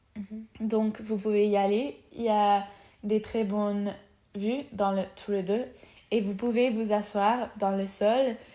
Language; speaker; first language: French; non-native, learner; Spanish